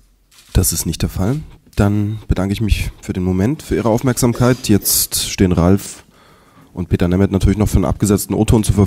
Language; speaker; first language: German; native; German